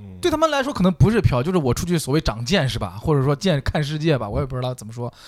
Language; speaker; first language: Chinese; native; Chinese